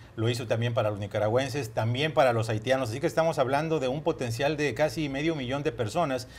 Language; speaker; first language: Spanish; native; Spanish